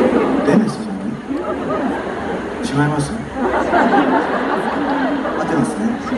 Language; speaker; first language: Japanese; non-native, fluent; Korean